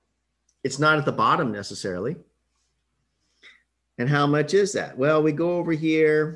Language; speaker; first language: English; native; English